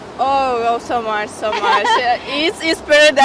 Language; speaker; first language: English; non-native, learner; Russian